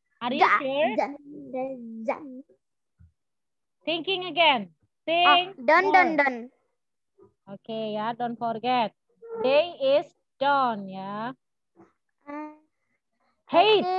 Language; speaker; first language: English; non-native, learner; Indonesian